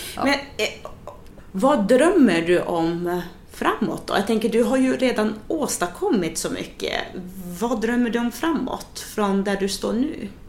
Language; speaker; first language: Swedish; native; Swedish